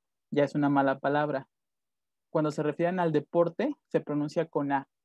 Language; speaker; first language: Spanish; native; Spanish